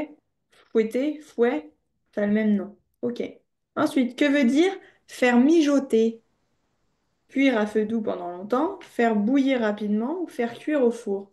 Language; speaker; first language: French; native; French